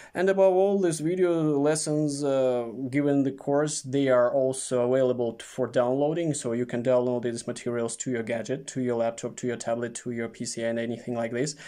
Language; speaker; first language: English; non-native, fluent; Russian